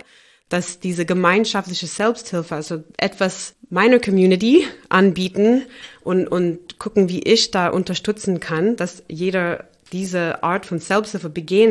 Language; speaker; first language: German; non-native, fluent; English